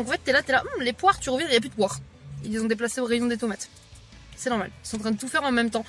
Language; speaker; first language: French; native; French